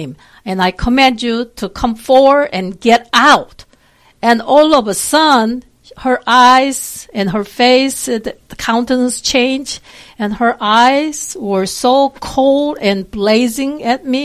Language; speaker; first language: English; non-native, fluent; Korean